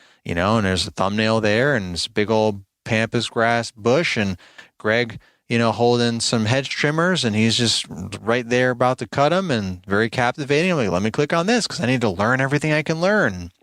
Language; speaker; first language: English; native; English